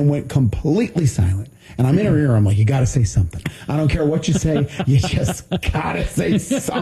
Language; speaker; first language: English; native; English